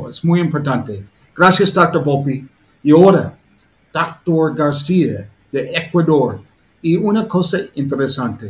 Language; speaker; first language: Spanish; non-native, learner; English